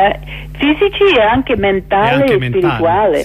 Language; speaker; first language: Italian; non-native, fluent; English